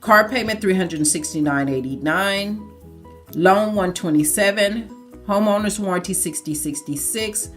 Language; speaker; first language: English; native; English